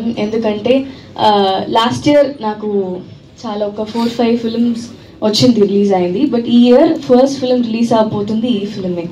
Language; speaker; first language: Telugu; non-native, learner; Tamil